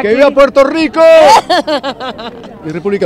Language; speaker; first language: Spanish; native; Spanish